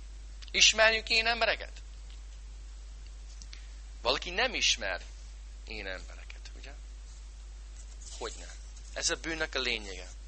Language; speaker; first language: Hungarian; non-native, fluent; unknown